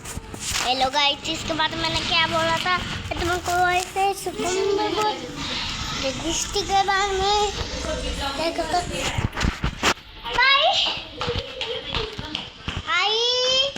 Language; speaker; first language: Hindi; non-native, local second language; Marathi